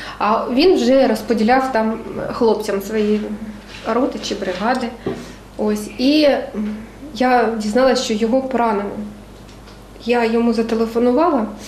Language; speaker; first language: Ukrainian; non-native, local second language; Russian